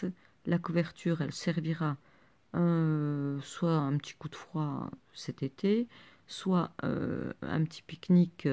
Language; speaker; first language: French; native; French